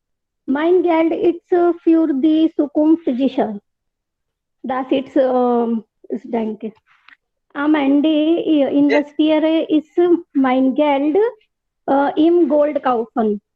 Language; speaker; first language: German; non-native, learner; Hindi